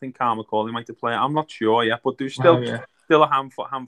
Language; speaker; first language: English; native; English